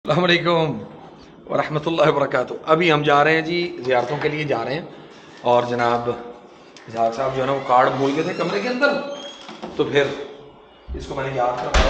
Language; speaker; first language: Hindi; non-native, local second language; Punjabi